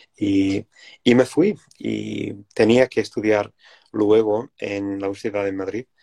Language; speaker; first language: Spanish; non-native, fluent; English